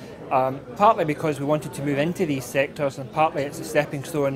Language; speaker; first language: English; native; English